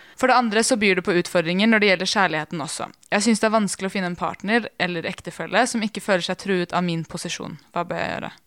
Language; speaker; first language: Norwegian; early bilingual, other home language; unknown